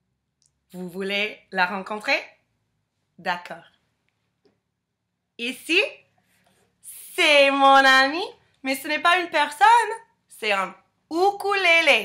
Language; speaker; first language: French; non-native, fluent; English